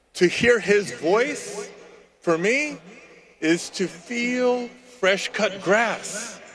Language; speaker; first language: English; early bilingual, other home language; Spanish